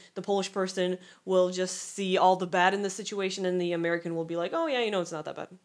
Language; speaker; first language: English; non-native, fluent; Polish